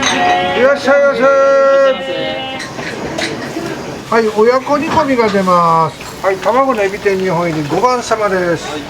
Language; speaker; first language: Japanese; native; Japanese